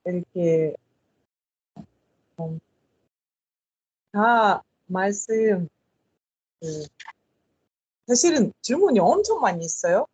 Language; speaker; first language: Korean; non-native, learner; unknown